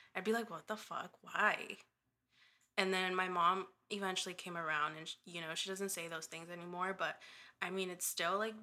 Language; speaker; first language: English; early bilingual, other home language; Spanish